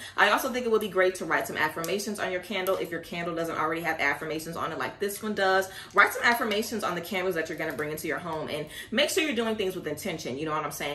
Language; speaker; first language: English; native; English